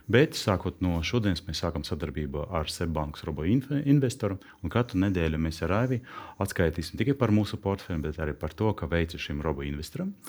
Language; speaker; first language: Latvian; non-native, local second language; Russian